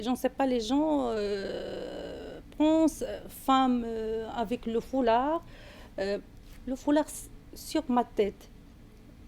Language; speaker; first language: French; non-native, learner; Arabic